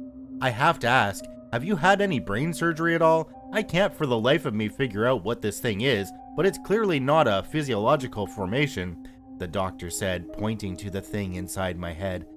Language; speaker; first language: English; native; English